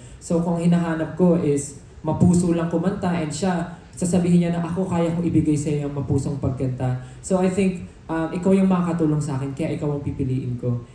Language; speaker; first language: Filipino; native; Filipino